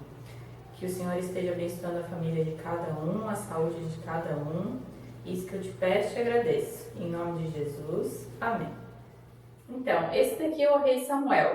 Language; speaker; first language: Portuguese; native; Portuguese